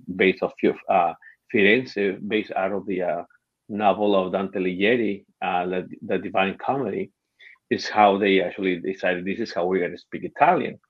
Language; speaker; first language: English; non-native, fluent; Spanish